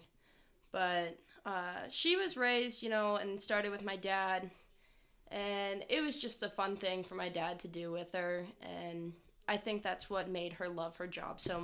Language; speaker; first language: English; native; English